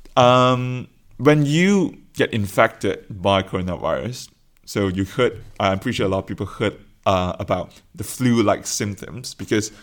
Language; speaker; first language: English; non-native, local second language; Chinese